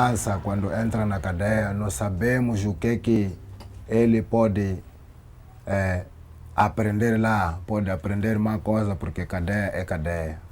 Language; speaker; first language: Portuguese; non-native, local second language; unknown